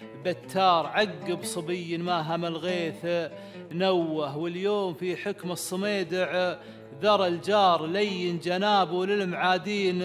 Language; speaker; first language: Arabic; native; Arabic